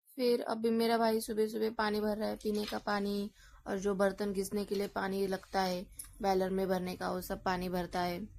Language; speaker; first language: Hindi; non-native, local second language; Marathi